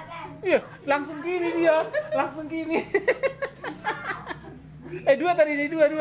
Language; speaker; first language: Indonesian; non-native, local second language; Batak Toba